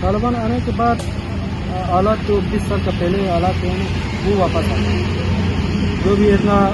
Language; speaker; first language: Hindi; non-native, learner; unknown